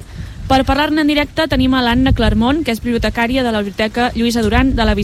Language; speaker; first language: Catalan; native; Catalan